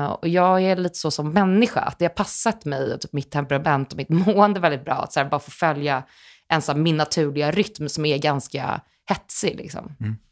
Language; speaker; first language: Swedish; native; Swedish